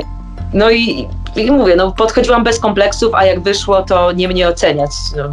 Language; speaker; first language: Polish; native; Polish